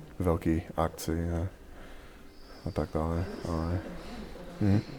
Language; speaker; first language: Czech; non-native, learner; English